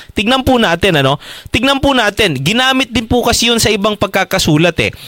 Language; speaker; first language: Filipino; native; Filipino